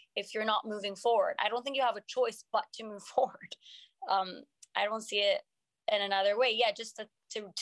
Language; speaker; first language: English; non-native, fluent; French